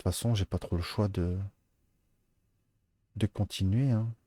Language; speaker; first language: French; native; French